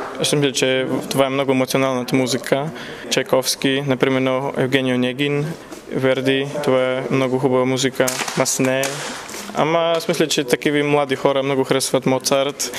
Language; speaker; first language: Bulgarian; early bilingual, heritage; Polish